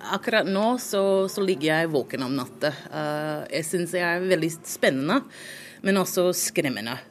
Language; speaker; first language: Norwegian; non-native, fluent; English